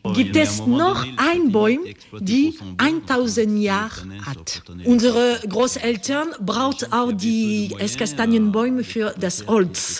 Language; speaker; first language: German; non-native, fluent; French